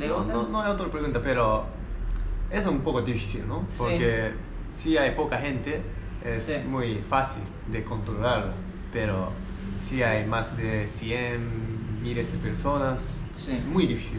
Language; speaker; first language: Spanish; non-native, learner; Japanese